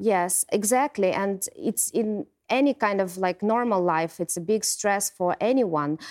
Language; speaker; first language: English; non-native, fluent; Ukrainian